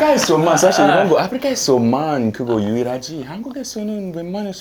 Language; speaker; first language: Korean; non-native, fluent; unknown